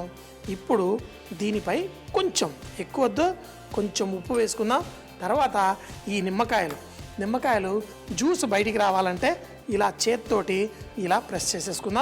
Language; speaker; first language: Telugu; native; Telugu